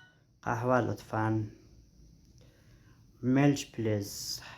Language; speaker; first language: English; non-native, learner; Persian